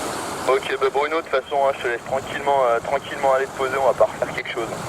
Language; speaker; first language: French; native; French